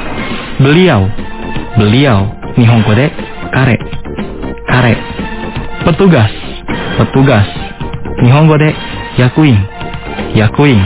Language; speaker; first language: Japanese; non-native, fluent; Indonesian